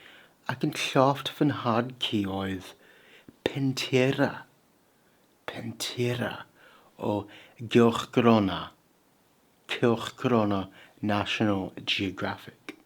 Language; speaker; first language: Welsh; non-native, fluent; English